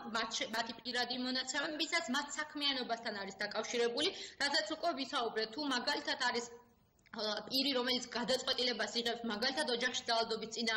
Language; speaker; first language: Georgian; native; Georgian